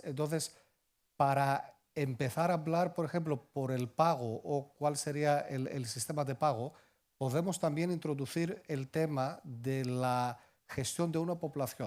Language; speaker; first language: Spanish; non-native, fluent; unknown